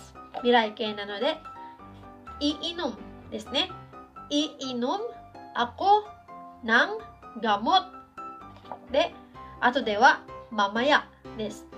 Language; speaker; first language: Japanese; non-native, fluent; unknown